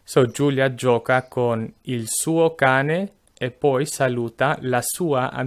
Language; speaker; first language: Italian; non-native, fluent; English